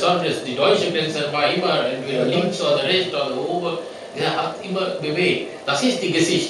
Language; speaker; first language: German; non-native, learner; Sinhala